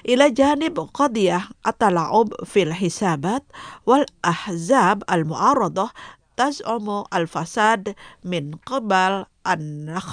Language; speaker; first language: Arabic; non-native, fluent; Indonesian